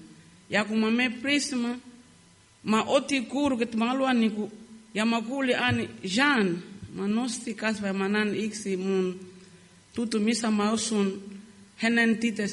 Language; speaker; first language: Finnish; non-native, learner; Lingala